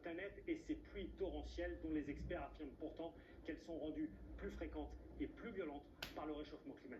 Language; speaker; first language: French; native; French